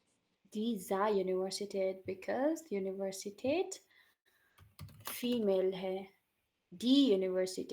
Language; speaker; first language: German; non-native, learner; Urdu